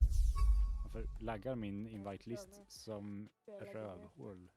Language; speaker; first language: Swedish; native; Swedish